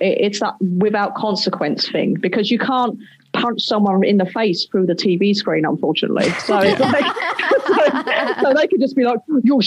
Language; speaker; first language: English; native; English